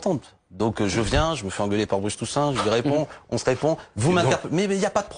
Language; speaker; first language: French; native; French